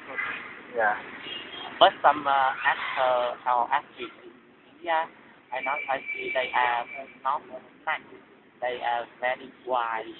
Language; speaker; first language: English; non-native, learner; Vietnamese